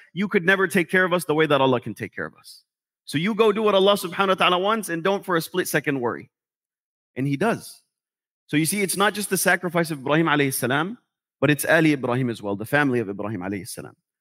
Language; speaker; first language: English; native; English